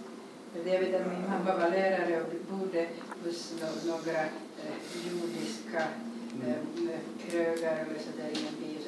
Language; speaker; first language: Swedish; non-native, fluent; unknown